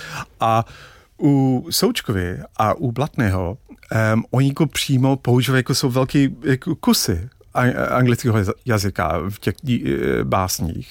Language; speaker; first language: Czech; non-native, fluent; English